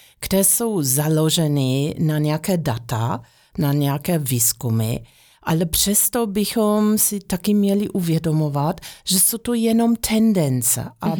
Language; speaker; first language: Czech; non-native, fluent; German